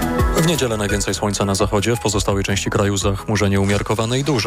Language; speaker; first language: Polish; native; Polish